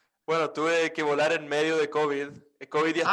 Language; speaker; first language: Spanish; non-native, fluent; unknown